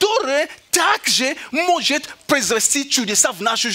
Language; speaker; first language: Russian; native; Russian